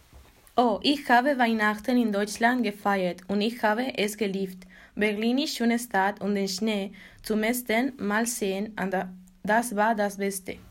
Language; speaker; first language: German; non-native, learner; Spanish